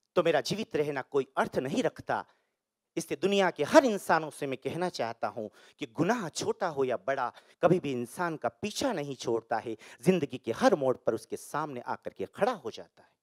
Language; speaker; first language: Hindi; native; Hindi